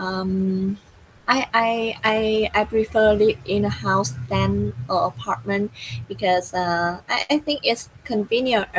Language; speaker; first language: English; non-native, learner; Vietnamese